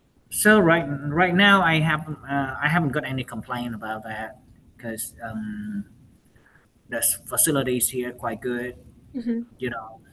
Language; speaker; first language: English; non-native, learner; Vietnamese